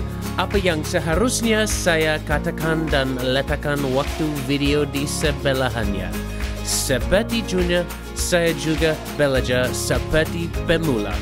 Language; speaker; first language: Indonesian; non-native, learner; English